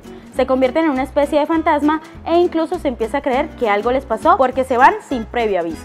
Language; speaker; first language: Spanish; native; Spanish